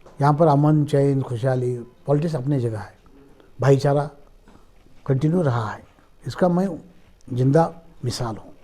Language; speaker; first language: Hindi; non-native, local second language; Marathi